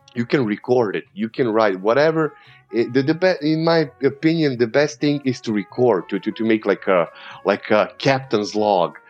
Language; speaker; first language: English; non-native, fluent; Serbian